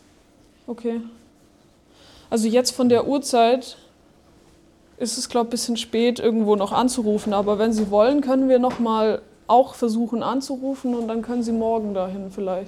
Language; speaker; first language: German; native; German